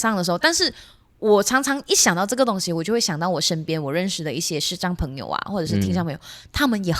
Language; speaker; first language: Chinese; non-native, local second language; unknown